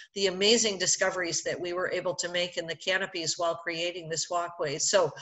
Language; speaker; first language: English; native; English